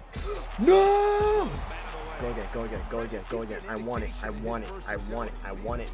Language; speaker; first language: English; native; English